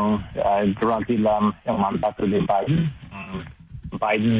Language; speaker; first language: Spanish; non-native, learner; English